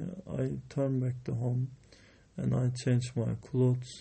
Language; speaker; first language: English; non-native, learner; Turkish